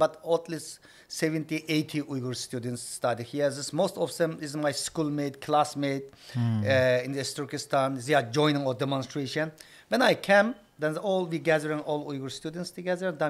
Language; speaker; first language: English; non-native, learner; Chinese